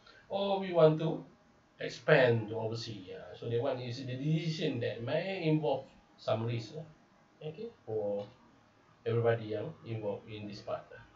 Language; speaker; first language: English; non-native, local second language; Malay